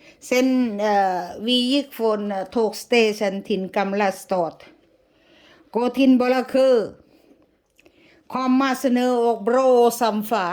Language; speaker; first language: Swedish; non-native, learner; Thai